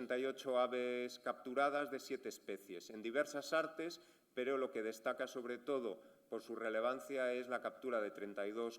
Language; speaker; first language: Spanish; native; Spanish